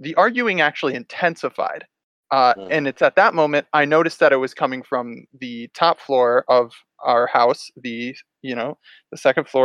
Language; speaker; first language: English; native; English